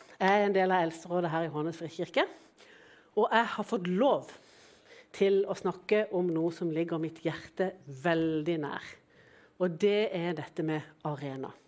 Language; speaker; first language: Norwegian; native; Norwegian